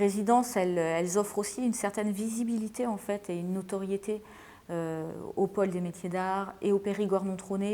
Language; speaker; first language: French; native; French